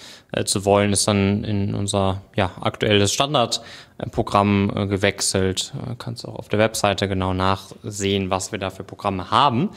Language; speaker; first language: German; native; German